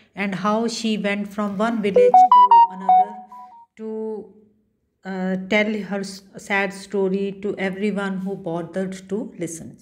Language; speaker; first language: English; non-native, local second language; Punjabi